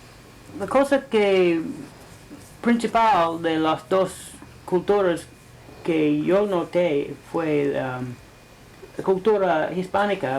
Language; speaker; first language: Spanish; non-native, fluent; English